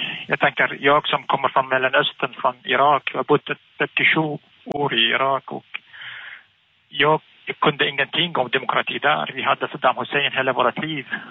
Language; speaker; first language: Swedish; non-native, fluent; Arabic